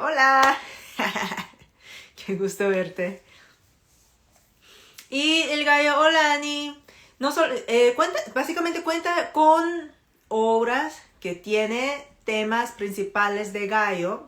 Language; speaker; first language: Spanish; non-native, fluent; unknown